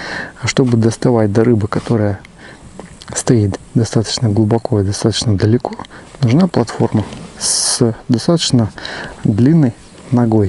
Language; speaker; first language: Russian; native; Russian